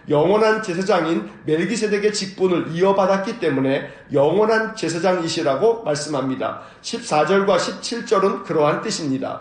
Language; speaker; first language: Korean; native; Korean